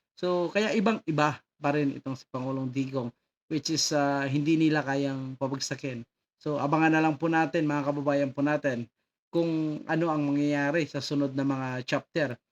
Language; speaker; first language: Filipino; native; Filipino